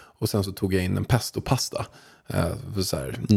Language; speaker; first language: Swedish; native; Swedish